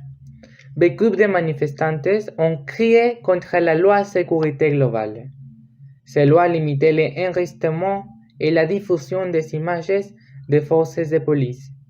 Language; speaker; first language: French; non-native, learner; Spanish